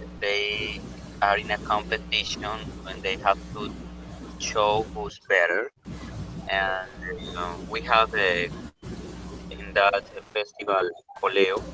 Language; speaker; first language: English; non-native, learner; Spanish